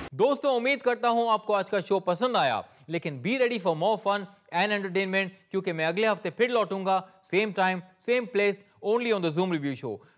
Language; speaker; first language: Hindi; native; Hindi